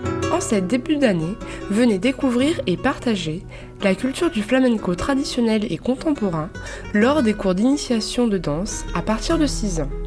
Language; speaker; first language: French; native; French